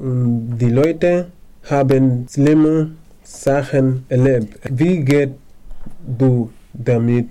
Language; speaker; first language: German; non-native, learner; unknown